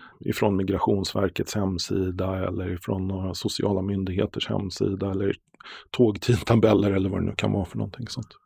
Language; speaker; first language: Swedish; native; Swedish